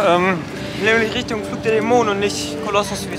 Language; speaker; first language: German; native; German